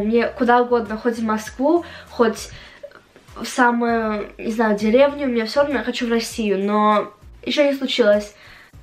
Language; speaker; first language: Russian; early bilingual, heritage; Russian